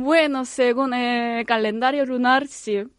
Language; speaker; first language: Spanish; non-native, fluent; Korean